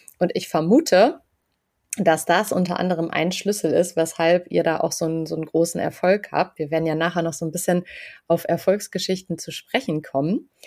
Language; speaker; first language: German; native; German